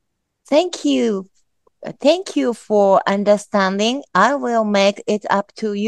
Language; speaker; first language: English; non-native, learner; Japanese